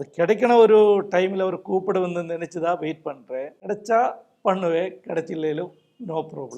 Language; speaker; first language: Tamil; non-native, local second language; Malayalam